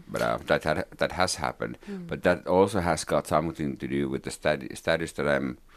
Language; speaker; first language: English; non-native, fluent; Finnish